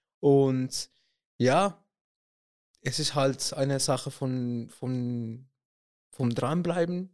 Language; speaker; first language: German; non-native, fluent; Spanish